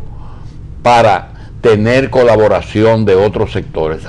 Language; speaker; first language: Spanish; native; Spanish